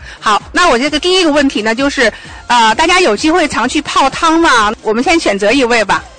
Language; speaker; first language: Chinese; native; Chinese